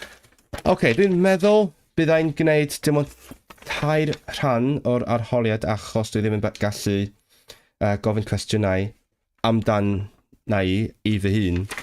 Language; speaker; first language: Welsh; non-native, fluent; Cantonese